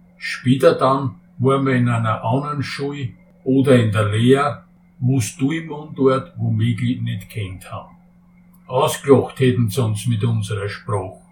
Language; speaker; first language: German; native; German